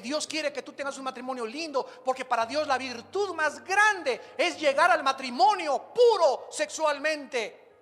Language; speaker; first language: Spanish; native; Spanish